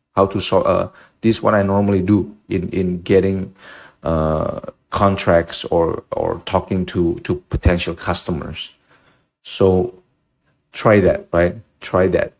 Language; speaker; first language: English; non-native, fluent; Indonesian